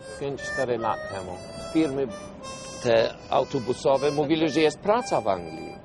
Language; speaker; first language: Polish; non-native, fluent; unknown